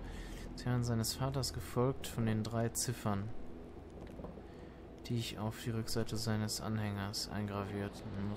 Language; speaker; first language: German; native; German